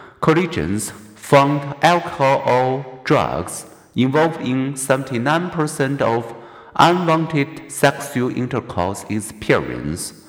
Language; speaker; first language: English; non-native, fluent; Chinese